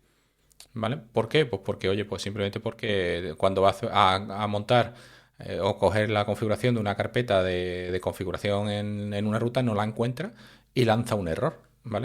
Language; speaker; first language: Spanish; native; Spanish